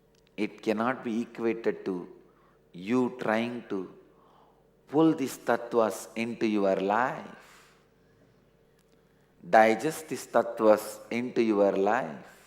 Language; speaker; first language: English; non-native, local second language; Tamil